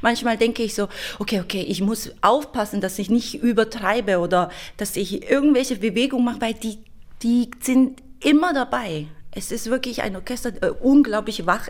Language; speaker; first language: German; non-native, fluent; Korean